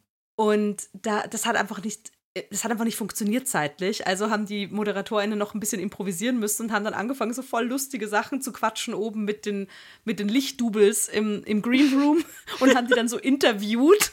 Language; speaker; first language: German; native; German